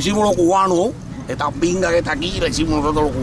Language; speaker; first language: Spanish; native; Spanish